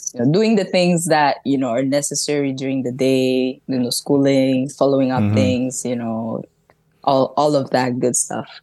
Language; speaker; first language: English; early bilingual, other home language; French